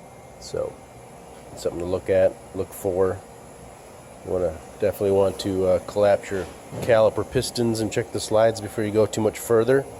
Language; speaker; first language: English; native; English